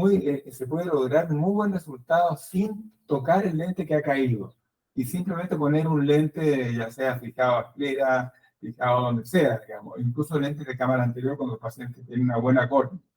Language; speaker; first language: Spanish; native; Spanish